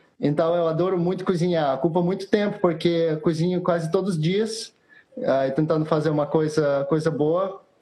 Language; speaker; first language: Portuguese; non-native, fluent; Russian